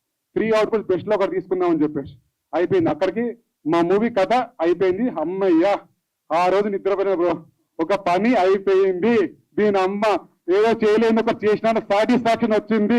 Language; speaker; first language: Telugu; native; Telugu